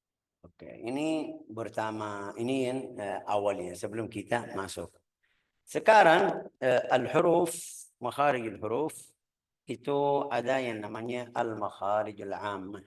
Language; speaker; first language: Indonesian; non-native, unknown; Arabic